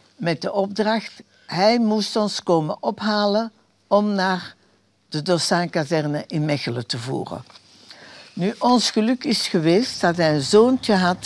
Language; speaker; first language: Dutch; early bilingual, other home language; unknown